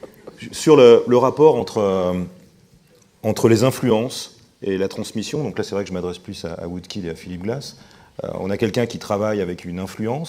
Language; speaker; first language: French; native; French